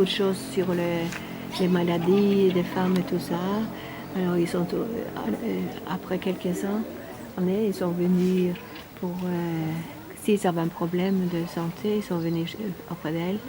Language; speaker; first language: French; non-native, fluent; Norwegian